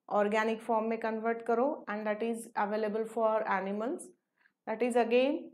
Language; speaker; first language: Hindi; non-native, local second language; Marathi